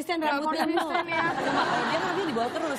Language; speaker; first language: Indonesian; native; Indonesian